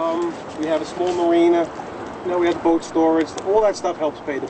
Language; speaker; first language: English; native; English